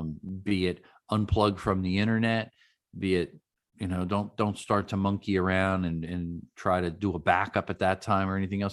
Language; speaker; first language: English; native; English